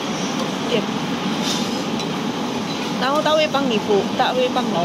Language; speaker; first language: Chinese; non-native, fluent; Filipino